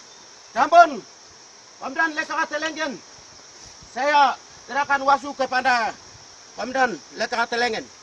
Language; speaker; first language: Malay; non-native, local second language; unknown